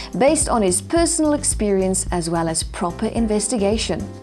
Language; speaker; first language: English; non-native, local second language; Afrikaans